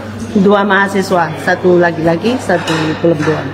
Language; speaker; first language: Indonesian; non-native, fluent; Chinese